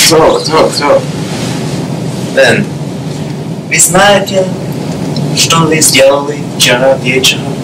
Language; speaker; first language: Russian; non-native, learner; English